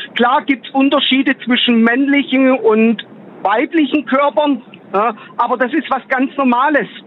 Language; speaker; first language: German; native; German